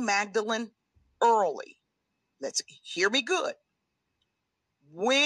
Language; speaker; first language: English; native; English